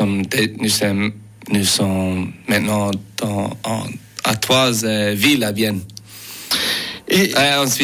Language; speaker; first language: French; non-native, learner; English